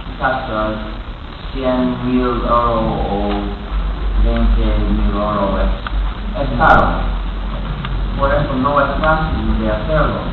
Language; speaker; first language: Spanish; non-native, fluent; English